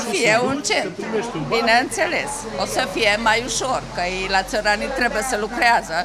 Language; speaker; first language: Romanian; non-native, local second language; Hungarian